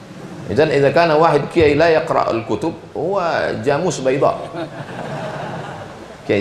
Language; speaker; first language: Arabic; non-native, fluent; Indonesian